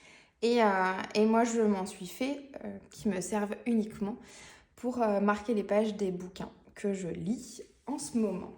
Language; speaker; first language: French; native; French